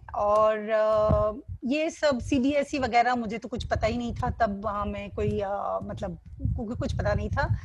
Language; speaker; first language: Hindi; non-native, local second language; Gujarati